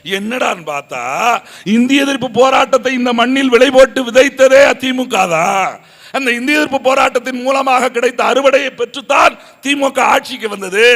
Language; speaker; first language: Tamil; native; Tamil